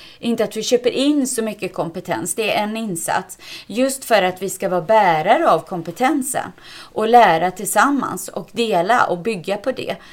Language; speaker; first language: Swedish; native; Swedish